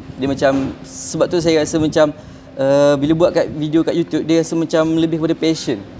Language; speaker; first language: Malay; native; Malay